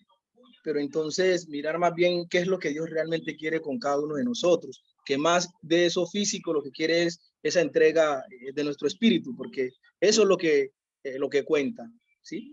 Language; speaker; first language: Spanish; native; Spanish